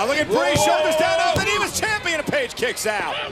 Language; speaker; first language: English; native; English